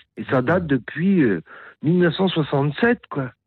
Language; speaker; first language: French; native; French